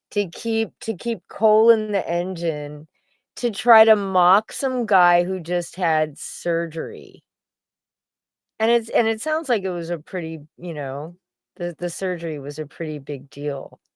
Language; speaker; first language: English; native; English